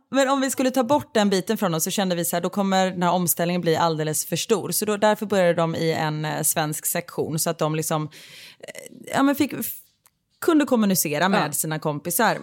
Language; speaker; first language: Swedish; native; Swedish